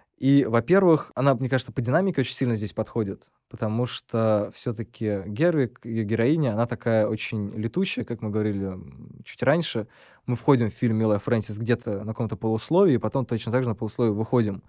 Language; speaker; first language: Russian; native; Russian